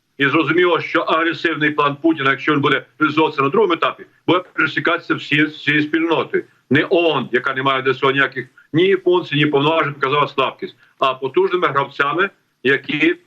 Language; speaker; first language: Ukrainian; native; Ukrainian